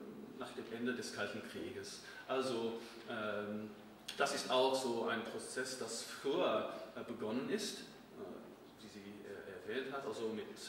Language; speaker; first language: German; non-native, fluent; English